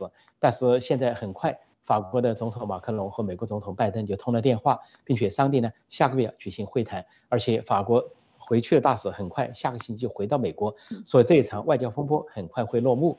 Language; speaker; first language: Chinese; native; Chinese